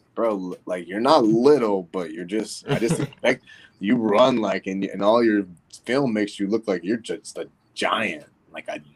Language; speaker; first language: English; native; English